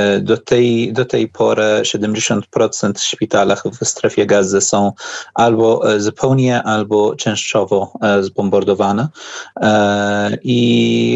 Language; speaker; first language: Polish; non-native, learner; Arabic